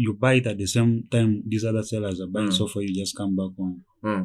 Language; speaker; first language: English; non-native, local second language; Ganda